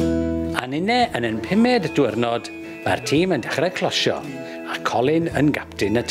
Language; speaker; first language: Welsh; native; Welsh